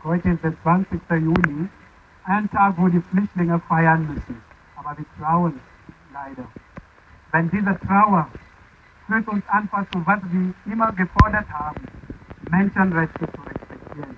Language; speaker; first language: German; non-native, fluent; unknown